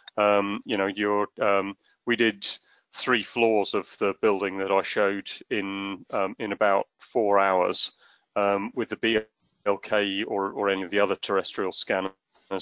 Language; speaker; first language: English; native; English